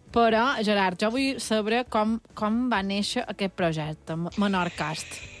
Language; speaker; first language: Catalan; native; Catalan